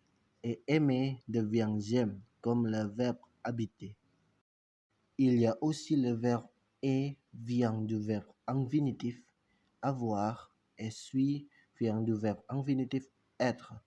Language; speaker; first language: French; non-native, learner; Indonesian